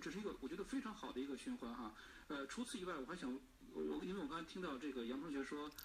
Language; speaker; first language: Chinese; native; Chinese